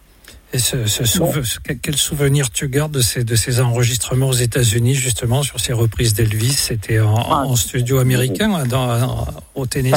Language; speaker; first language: French; native; French